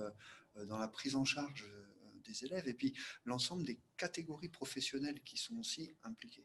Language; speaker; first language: French; native; French